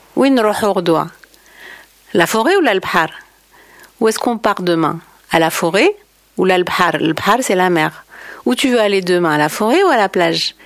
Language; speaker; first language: French; native; French